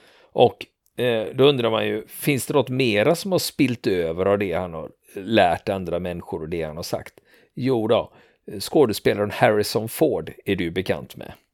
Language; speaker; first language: Swedish; native; Swedish